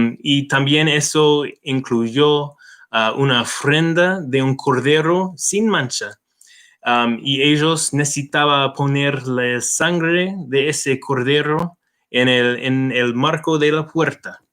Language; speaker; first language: Spanish; non-native, fluent; English